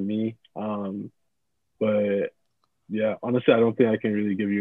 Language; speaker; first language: English; non-native, local second language; Yoruba